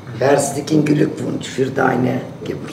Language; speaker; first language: German; non-native, learner; Turkish